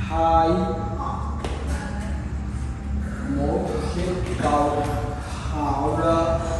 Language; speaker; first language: Vietnamese; non-native, learner; Hindi